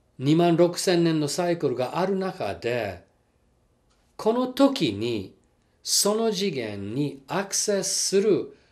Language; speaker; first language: Japanese; non-native, fluent; English